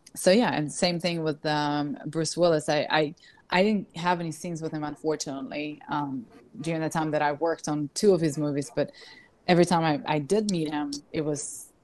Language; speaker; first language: English; non-native, fluent; Russian